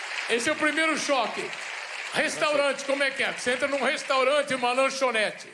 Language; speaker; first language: Portuguese; native; Portuguese